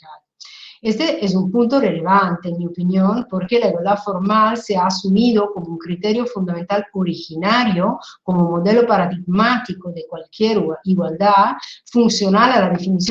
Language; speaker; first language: Spanish; non-native, fluent; Italian